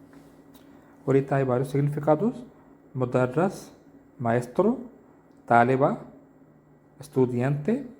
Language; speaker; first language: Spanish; non-native, learner; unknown